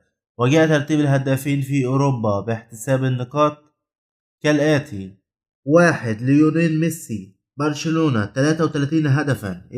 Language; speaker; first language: Arabic; native; Arabic